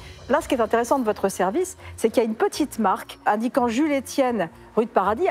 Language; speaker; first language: French; native; French